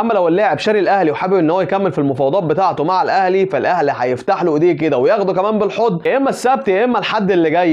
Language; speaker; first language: Arabic; native; Arabic